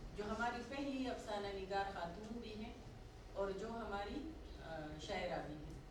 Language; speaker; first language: Urdu; non-native, local second language; Pashto